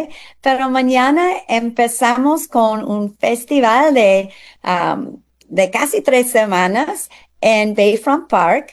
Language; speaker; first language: Spanish; non-native, fluent; English